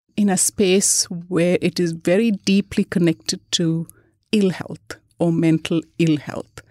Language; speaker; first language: English; non-native, local second language; Malayalam